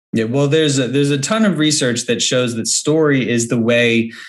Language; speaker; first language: English; native; English